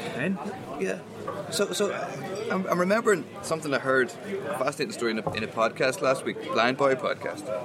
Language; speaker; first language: English; native; English